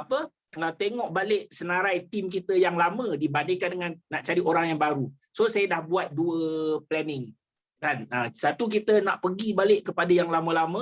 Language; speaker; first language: Malay; native; Malay